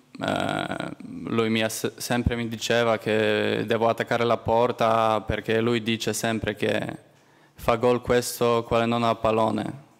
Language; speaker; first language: Italian; non-native, learner; Polish